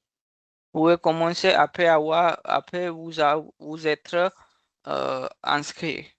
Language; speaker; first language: French; non-native, fluent; Hindi